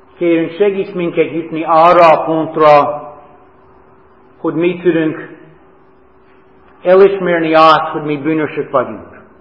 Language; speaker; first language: Hungarian; non-native, learner; English